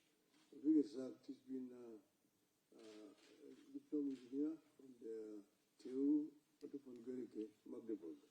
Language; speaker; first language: German; non-native, fluent; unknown